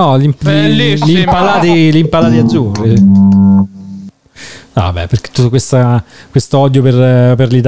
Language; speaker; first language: Italian; native; Italian